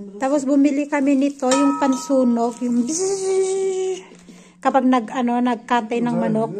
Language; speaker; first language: Filipino; native; Filipino